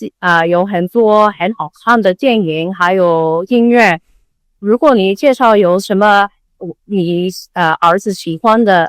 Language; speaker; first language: Chinese; non-native, learner; Cantonese